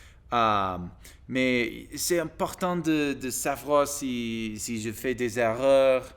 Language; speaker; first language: French; non-native, learner; English